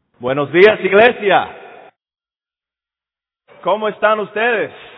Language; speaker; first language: Spanish; native; Spanish